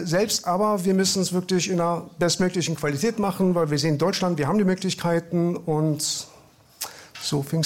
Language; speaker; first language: German; early bilingual, other home language; Persian